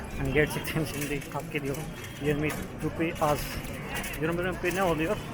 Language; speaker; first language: Turkish; non-native, fluent; Hindi